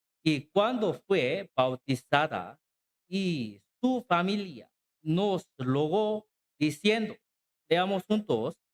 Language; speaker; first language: Spanish; non-native, learner; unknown